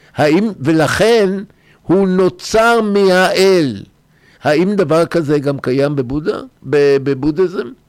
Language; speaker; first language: Hebrew; native; Hebrew